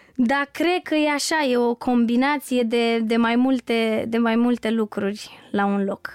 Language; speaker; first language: Romanian; native; Romanian